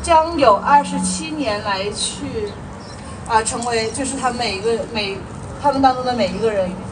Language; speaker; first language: Chinese; native; Chinese